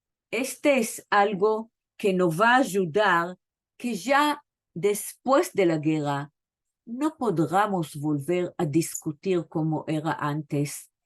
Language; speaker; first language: Spanish; non-native, fluent; Hebrew